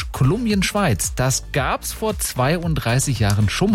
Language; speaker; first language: German; native; German